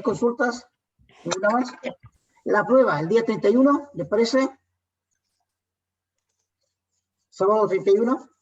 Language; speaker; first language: Spanish; native; Spanish